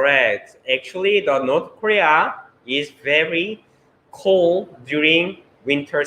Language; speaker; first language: English; non-native, learner; Korean